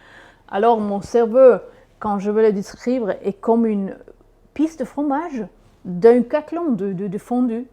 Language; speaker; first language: French; non-native, local second language; Swiss German